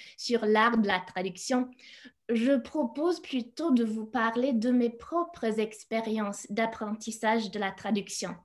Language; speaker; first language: French; non-native, fluent; English